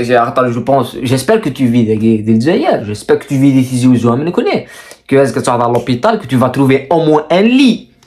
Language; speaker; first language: French; non-native, local second language; Kabyle